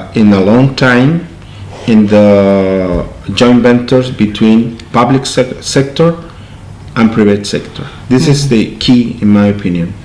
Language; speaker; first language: English; non-native, learner; Spanish